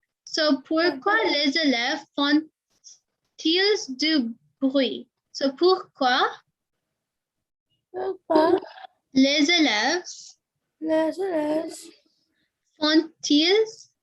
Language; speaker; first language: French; non-native, learner; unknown